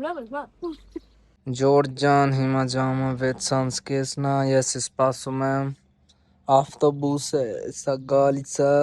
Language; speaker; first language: Armenian; non-native, learner; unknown